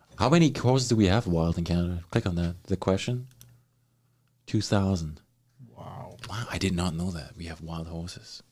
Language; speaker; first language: English; non-native, fluent; German